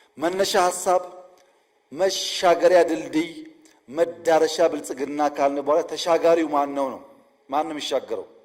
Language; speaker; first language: Amharic; non-native, local second language; Oromo